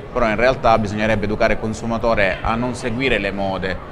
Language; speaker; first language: Italian; native; Italian